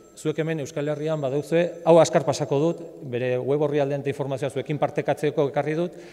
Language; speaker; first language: Basque; native; Basque